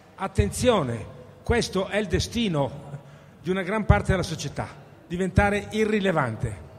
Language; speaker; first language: Italian; native; Italian